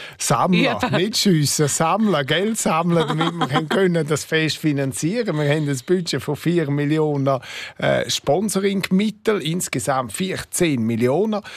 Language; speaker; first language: German; non-native, local second language; Romansh